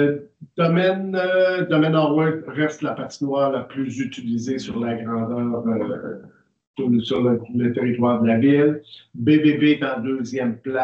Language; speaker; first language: French; native; French